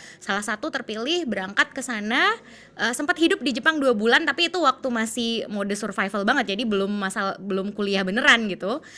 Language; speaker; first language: Indonesian; native; Indonesian